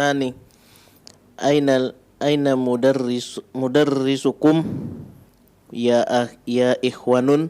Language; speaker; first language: Arabic; non-native, learner; Indonesian